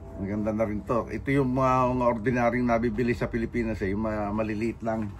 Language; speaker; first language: Filipino; native; Filipino